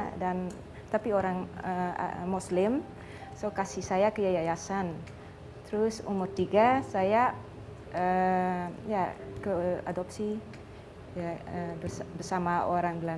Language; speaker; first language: Indonesian; non-native, learner; Dutch